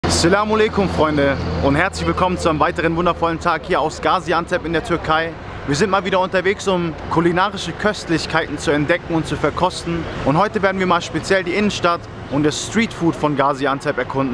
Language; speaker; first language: German; native; German